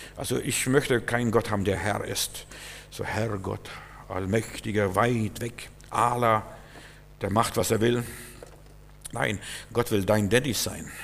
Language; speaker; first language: German; non-native, fluent; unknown